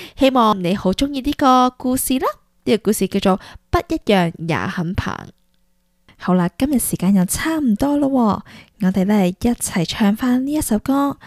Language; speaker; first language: Cantonese; early bilingual, heritage; Cantonese